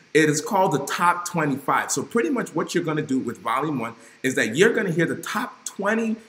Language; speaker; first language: English; native; English